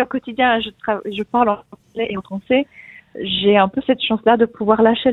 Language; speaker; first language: French; non-native, fluent; Polish